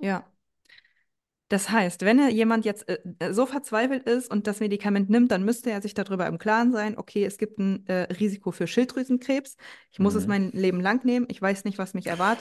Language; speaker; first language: German; native; German